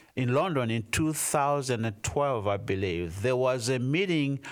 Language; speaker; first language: English; non-native, fluent; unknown